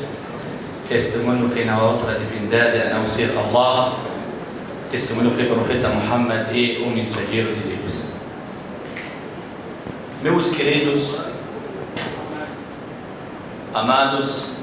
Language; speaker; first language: Portuguese; non-native, learner; Arabic